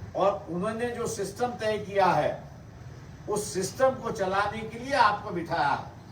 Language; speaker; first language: Hindi; non-native, local second language; Marathi